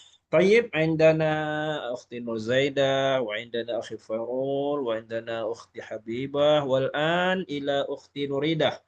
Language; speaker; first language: Arabic; non-native, fluent; Malay